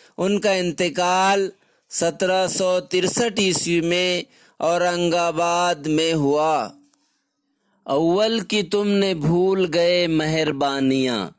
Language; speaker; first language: Urdu; native; Urdu